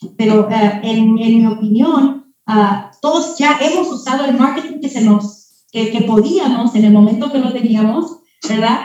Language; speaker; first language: Spanish; early bilingual, heritage; Spanish